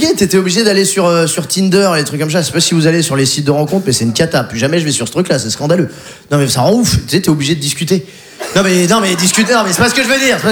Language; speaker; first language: French; native; French